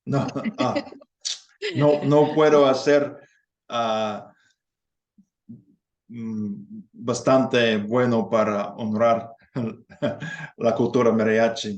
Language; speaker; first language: Spanish; non-native, fluent; English